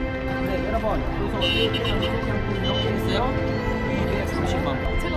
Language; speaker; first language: Korean; non-native, learner; Arabic